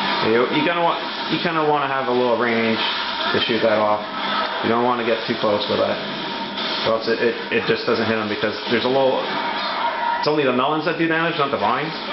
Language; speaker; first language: English; native; English